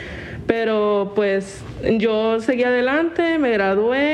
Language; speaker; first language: Spanish; native; Spanish